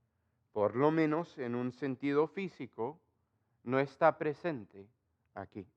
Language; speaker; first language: Spanish; non-native, fluent; English